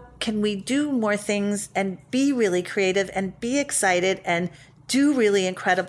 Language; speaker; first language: English; native; English